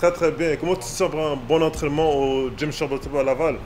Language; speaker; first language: French; native; French